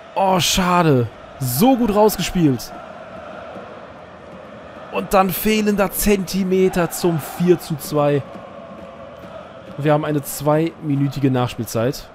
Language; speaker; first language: German; native; German